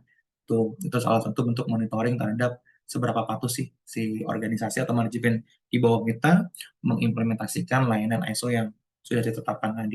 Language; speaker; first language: Indonesian; native; Indonesian